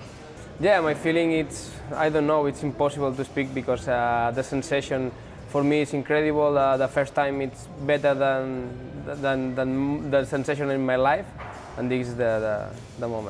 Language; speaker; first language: English; non-native, learner; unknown